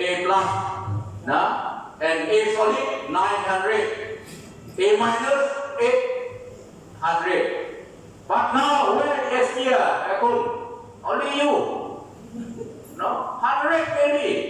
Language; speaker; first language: English; non-native, learner; Thai